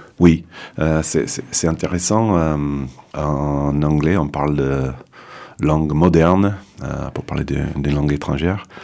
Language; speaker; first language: French; non-native, fluent; English